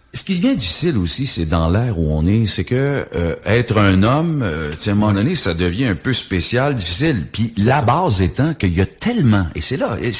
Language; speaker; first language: French; native; French